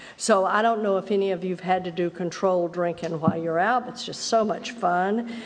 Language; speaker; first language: English; native; English